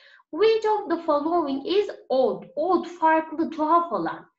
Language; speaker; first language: English; non-native, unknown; Turkish